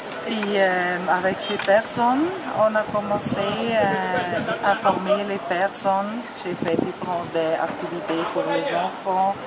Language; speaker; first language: French; non-native, learner; German